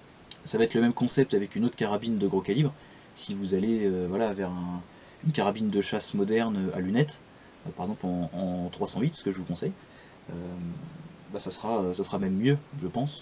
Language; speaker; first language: French; native; French